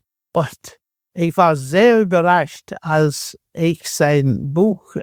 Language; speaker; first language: German; non-native, fluent; English